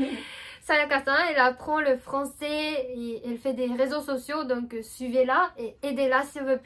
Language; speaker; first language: French; non-native, fluent; Japanese